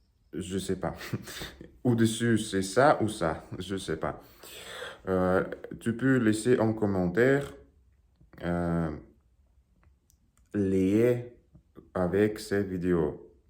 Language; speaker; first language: French; non-native, learner; Russian